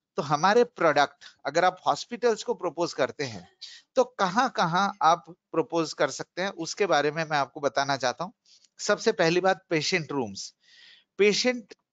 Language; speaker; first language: Hindi; non-native, local second language; Bangla